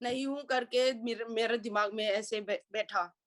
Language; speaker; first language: Hindi; non-native, local second language; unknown